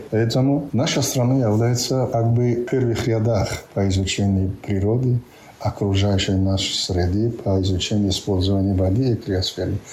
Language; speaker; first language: Russian; non-native, local second language; Tajik